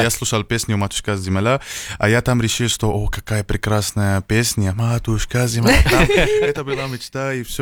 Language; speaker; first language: Russian; non-native, learner; Arabic